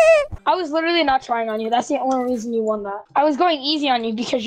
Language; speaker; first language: English; native; English